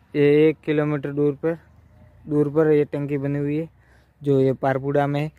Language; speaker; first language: Hindi; native; Hindi